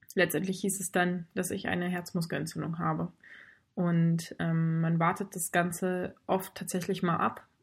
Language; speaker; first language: German; native; German